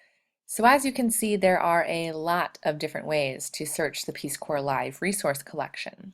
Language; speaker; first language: English; native; English